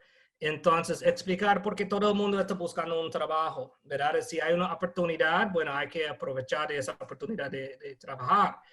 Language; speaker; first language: Spanish; non-native, fluent; English